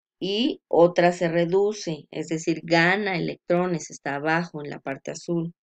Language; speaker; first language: Spanish; native; Spanish